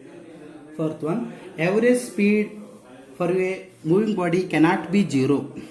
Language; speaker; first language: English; non-native, local second language; Kannada